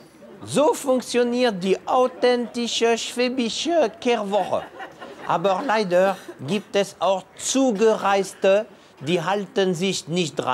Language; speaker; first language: German; non-native, fluent; French